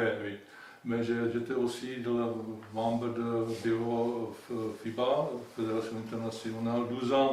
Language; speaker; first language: French; non-native, fluent; Czech